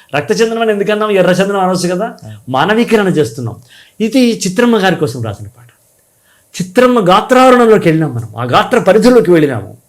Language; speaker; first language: Telugu; native; Telugu